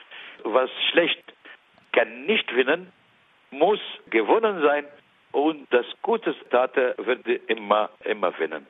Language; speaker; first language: German; non-native, learner; Arabic